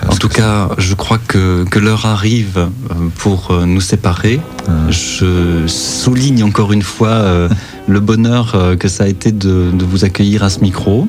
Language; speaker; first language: French; native; French